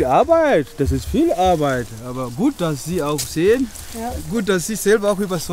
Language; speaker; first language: German; non-native, fluent; Swahili